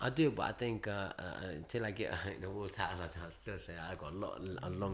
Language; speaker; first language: English; early bilingual, other home language; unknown